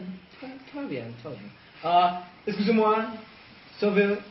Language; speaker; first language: French; non-native, learner; Spanish